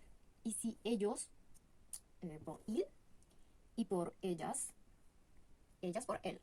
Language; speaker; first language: French; non-native, fluent; Spanish